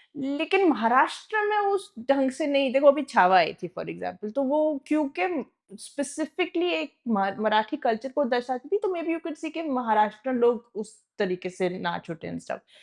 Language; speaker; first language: Hindi; non-native, fluent; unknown